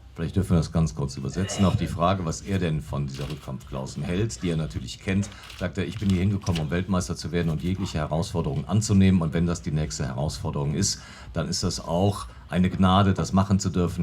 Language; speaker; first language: German; native; German